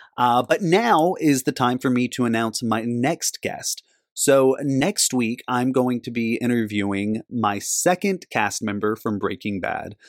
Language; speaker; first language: English; native; English